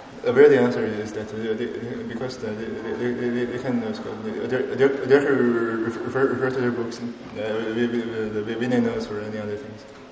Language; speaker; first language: English; non-native, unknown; Chinese